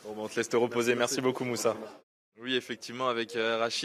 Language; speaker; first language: French; native; French